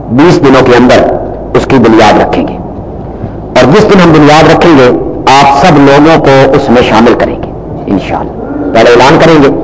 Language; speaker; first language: Urdu; non-native, local second language; Punjabi